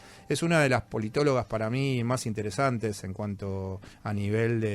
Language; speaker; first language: Spanish; native; Spanish